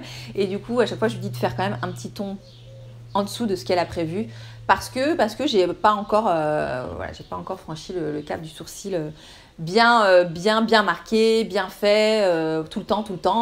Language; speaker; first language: French; native; French